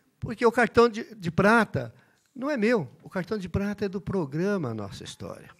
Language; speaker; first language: Portuguese; early bilingual, other home language; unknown